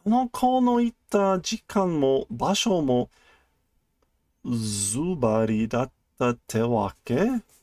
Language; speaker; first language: Japanese; non-native, learner; English